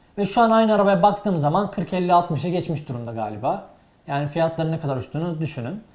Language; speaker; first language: Turkish; native; Turkish